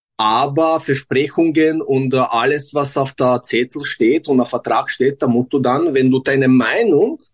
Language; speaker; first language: German; non-native, learner; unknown